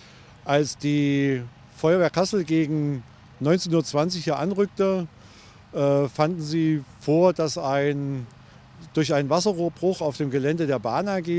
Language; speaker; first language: German; native; German